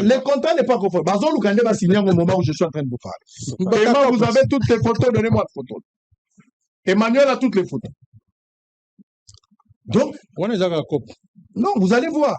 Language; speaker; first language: French; non-native, local second language; Lingala